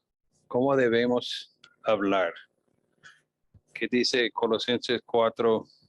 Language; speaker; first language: Spanish; non-native, fluent; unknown